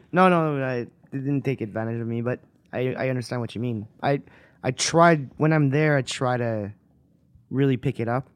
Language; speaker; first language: English; non-native, local second language; French